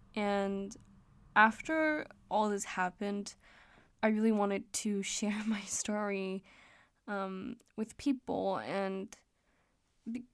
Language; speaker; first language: English; non-native, fluent; Danish